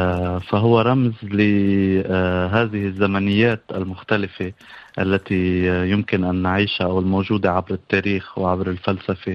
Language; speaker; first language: Arabic; native; Arabic